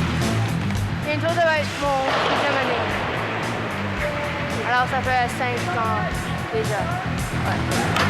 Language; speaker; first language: French; non-native, local second language; English